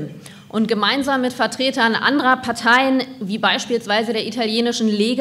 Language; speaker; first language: German; native; German